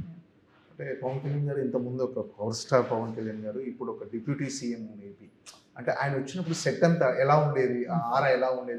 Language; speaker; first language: Telugu; native; Telugu